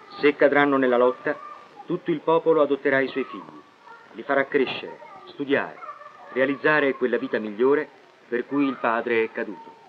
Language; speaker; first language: Italian; native; Italian